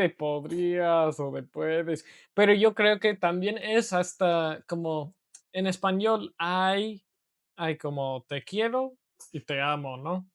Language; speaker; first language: Spanish; non-native, learner; English